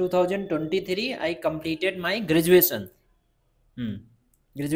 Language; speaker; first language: English; non-native, local second language; Hindi